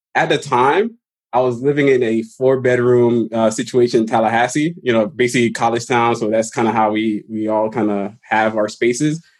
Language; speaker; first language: English; early bilingual, other home language; Haitian Creole